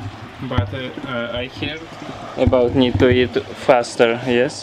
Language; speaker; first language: English; non-native, learner; Russian